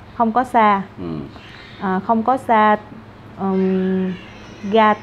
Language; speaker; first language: Vietnamese; non-native, learner; Korean